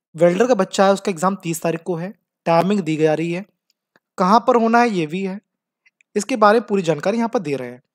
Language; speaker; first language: Hindi; native; Hindi